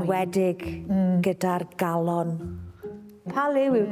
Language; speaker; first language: Welsh; native; Welsh